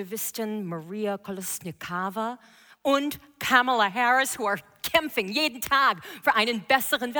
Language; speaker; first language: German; non-native, fluent; English